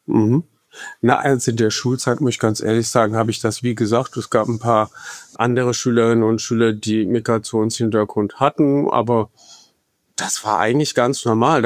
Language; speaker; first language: German; native; German